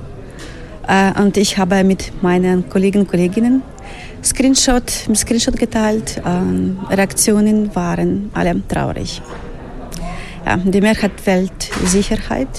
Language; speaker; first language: German; non-native, fluent; Ukrainian